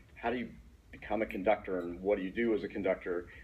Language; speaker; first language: English; native; English